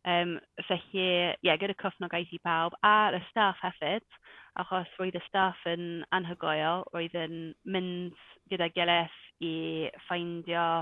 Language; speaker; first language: Welsh; non-native, local second language; English